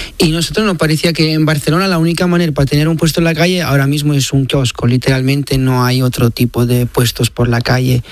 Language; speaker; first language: Spanish; non-native, fluent; Italian